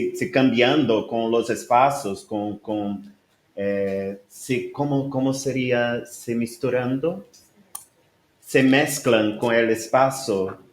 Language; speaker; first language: Spanish; non-native, learner; Portuguese